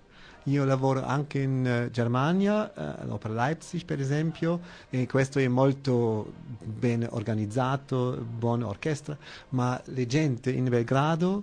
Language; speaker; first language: Italian; non-native, learner; German